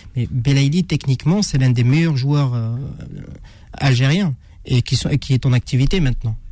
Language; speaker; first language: French; non-native, local second language; Arabic